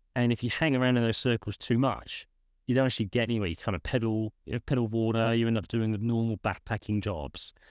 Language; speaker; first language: English; native; English